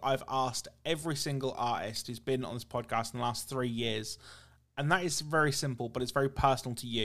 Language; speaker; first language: English; native; English